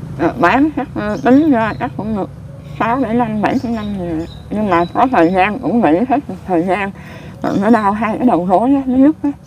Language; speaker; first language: Vietnamese; native; Vietnamese